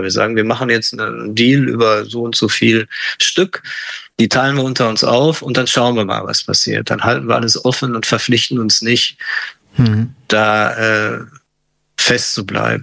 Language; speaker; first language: German; native; German